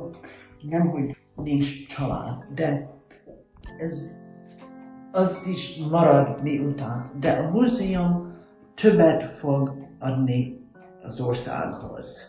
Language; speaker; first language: Hungarian; early bilingual, heritage; Hungarian